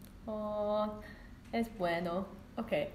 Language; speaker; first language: Spanish; non-native, learner; English